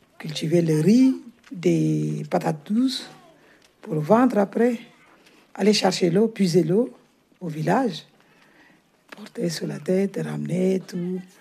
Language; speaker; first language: French; non-native, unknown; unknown